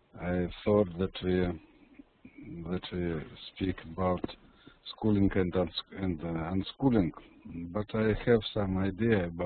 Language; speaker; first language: English; non-native, learner; Russian